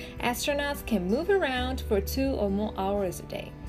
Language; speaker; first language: English; non-native, fluent; Chinese